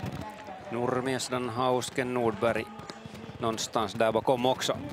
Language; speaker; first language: Swedish; native; Swedish